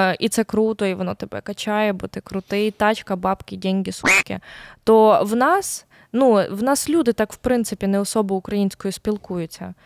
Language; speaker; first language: Ukrainian; native; Ukrainian